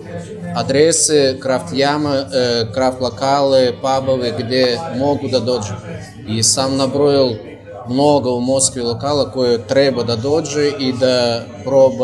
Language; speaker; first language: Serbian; non-native, fluent; Russian